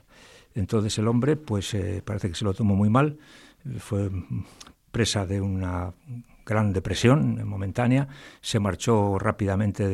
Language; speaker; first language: Spanish; native; Spanish